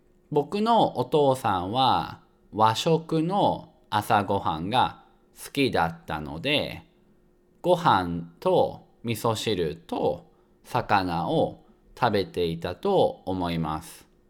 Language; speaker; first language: Japanese; native; Japanese